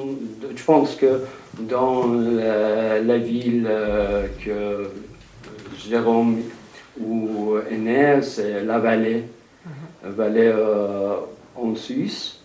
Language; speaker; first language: French; non-native, fluent; Persian